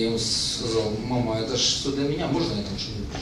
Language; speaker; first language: Russian; native; Russian